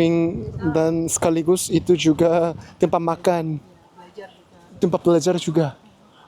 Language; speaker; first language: Indonesian; non-native, learner; Korean